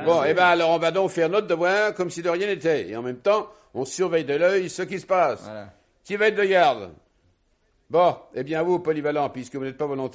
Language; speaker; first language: French; native; French